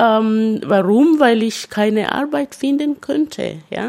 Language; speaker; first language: German; non-native, fluent; Luyia